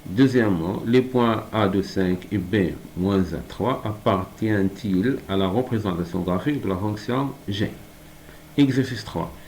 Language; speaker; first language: French; non-native, local second language; Arabic